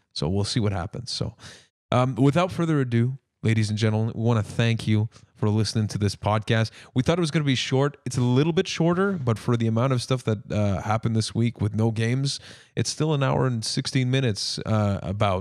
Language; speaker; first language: English; native; English